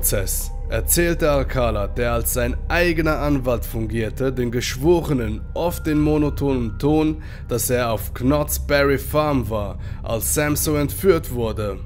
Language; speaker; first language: German; native; German